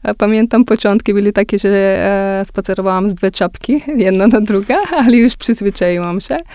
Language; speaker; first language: Polish; non-native, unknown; Macedonian